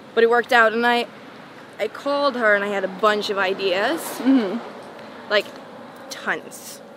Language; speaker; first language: English; non-native, fluent; Swedish